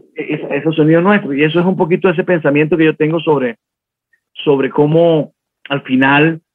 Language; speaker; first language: Spanish; native; Spanish